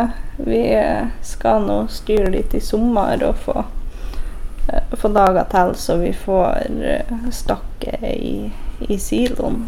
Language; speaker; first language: Norwegian; native; Norwegian